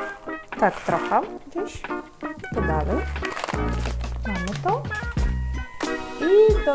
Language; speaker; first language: Polish; non-native, fluent; Ukrainian